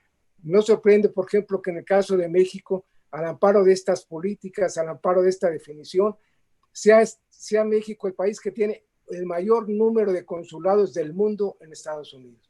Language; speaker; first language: Spanish; native; Spanish